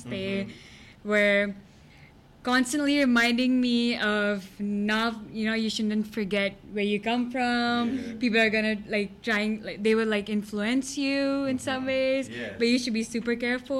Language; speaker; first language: English; non-native, local second language; Gujarati